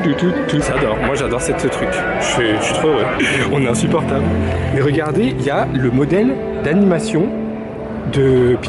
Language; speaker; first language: French; native; French